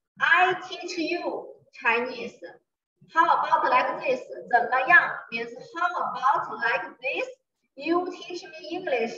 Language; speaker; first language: English; non-native, learner; Chinese